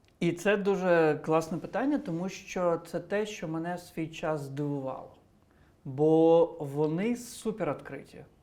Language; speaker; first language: Ukrainian; non-native, local second language; Crimean Tatar